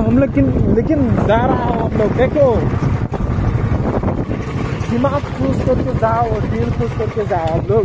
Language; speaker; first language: Hindi; non-native, local second language; Bodo